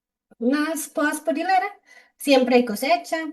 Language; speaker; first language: Spanish; native; Spanish